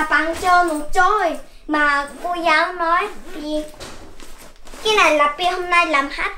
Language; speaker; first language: Vietnamese; early bilingual, heritage; Korean